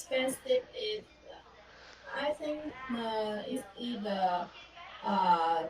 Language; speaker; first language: English; non-native, learner; Vietnamese